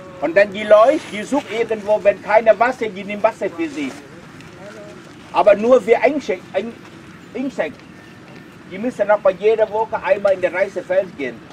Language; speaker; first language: German; non-native, learner; Vietnamese